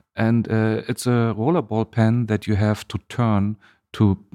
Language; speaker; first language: English; non-native, fluent; German